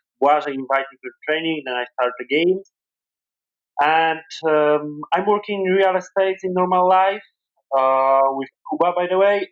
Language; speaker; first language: English; non-native, fluent; Polish